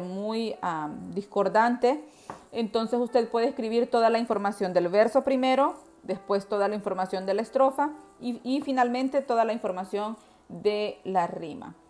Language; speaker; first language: Spanish; native; Spanish